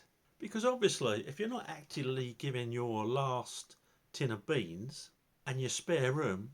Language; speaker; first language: English; native; English